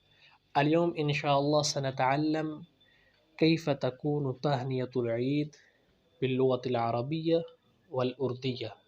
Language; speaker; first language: Arabic; non-native, fluent; Urdu